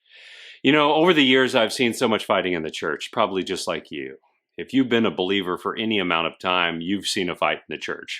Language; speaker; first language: English; native; English